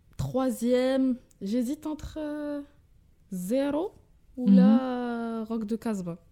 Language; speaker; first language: French; early bilingual, other home language; Arabic